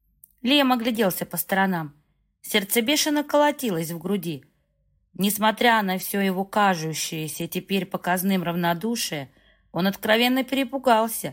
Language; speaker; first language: Russian; native; Russian